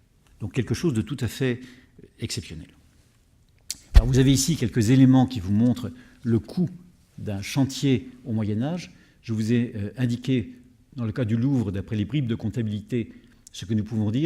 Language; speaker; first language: French; native; French